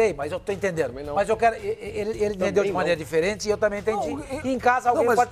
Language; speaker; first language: Portuguese; native; Portuguese